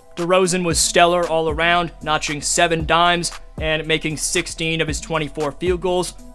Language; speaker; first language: English; native; English